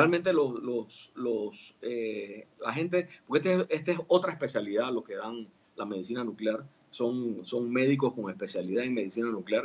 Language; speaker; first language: Spanish; native; Spanish